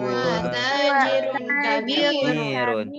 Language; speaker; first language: Arabic; non-native, learner; Indonesian